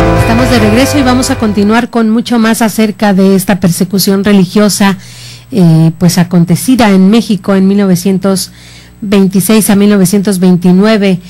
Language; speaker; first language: Spanish; native; Spanish